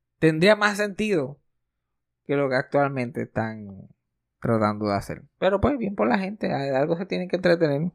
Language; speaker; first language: Spanish; native; Spanish